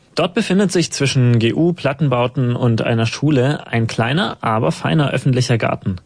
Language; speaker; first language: German; native; German